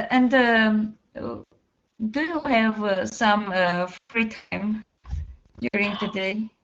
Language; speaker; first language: English; non-native, learner; Armenian